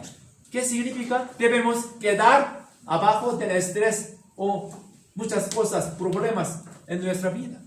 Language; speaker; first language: Spanish; non-native, learner; Korean